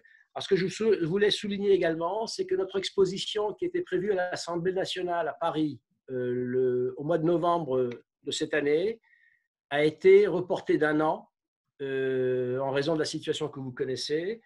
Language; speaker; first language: French; native; French